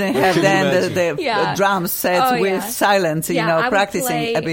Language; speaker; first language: English; non-native, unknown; Russian